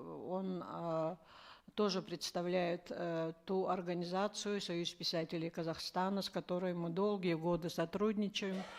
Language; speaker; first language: Russian; native; Russian